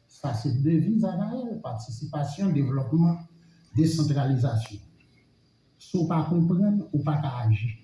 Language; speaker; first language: French; non-native, local second language; Haitian Creole